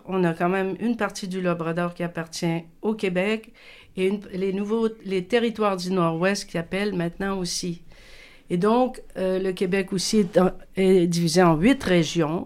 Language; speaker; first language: French; native; French